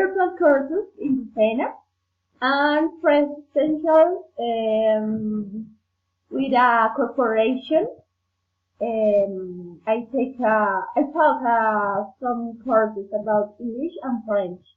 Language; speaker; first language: English; non-native, learner; Spanish